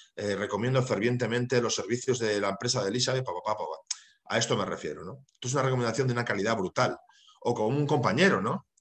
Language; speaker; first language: Spanish; native; Spanish